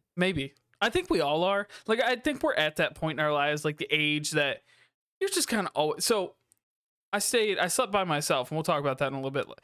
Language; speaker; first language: English; native; English